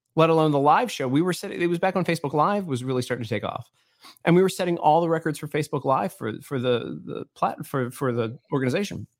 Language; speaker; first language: English; native; English